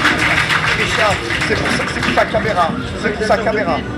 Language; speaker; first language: French; native; French